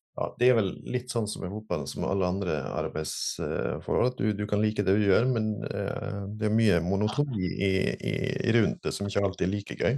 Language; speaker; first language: Norwegian; native; Norwegian